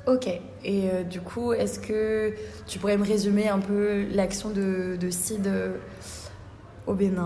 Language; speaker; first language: French; native; French